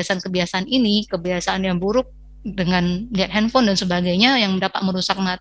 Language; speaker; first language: Indonesian; native; Indonesian